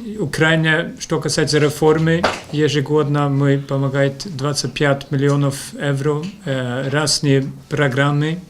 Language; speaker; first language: Russian; non-native, fluent; Swedish